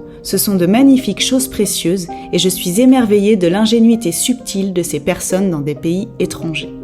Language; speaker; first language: French; native; French